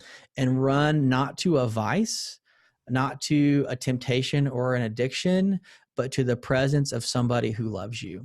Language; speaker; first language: English; native; English